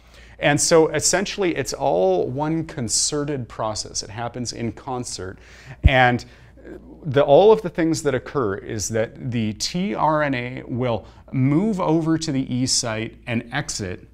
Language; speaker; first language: English; native; English